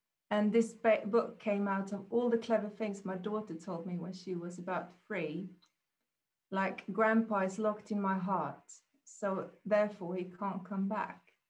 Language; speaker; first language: English; non-native, fluent; Swedish